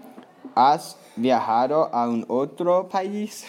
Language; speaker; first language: Spanish; non-native, learner; English